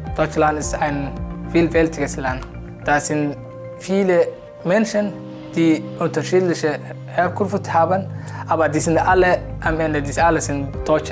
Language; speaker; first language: German; non-native, learner; Somali